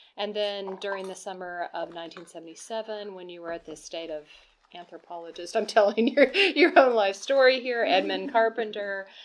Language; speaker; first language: English; non-native, fluent; Portuguese